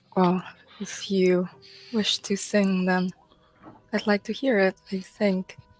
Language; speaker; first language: English; native; English